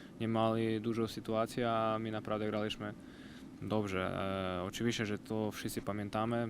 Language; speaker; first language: Polish; non-native, learner; Croatian